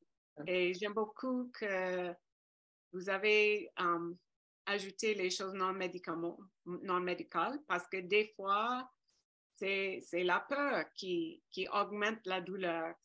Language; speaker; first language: French; non-native, fluent; English